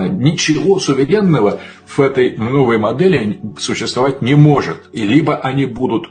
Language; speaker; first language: Russian; native; Russian